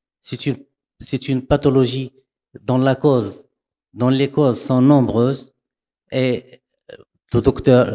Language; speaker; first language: French; non-native, local second language; Arabic